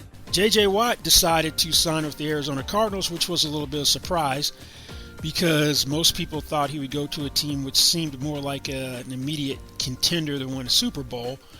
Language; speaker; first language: English; native; English